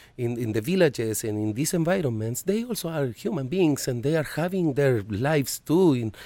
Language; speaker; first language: English; non-native, fluent; Spanish